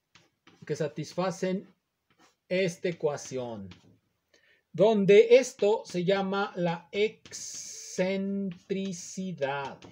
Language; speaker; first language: Spanish; native; Spanish